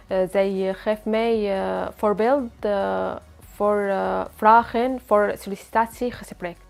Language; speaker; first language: Dutch; non-native, learner; Arabic